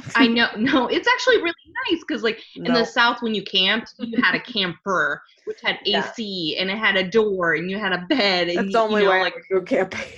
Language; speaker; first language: English; native; English